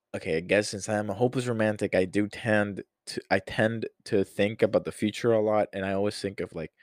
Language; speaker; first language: English; non-native, fluent; Spanish